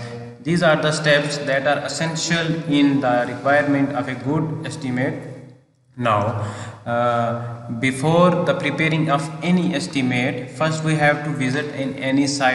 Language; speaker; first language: English; non-native, local second language; Hindi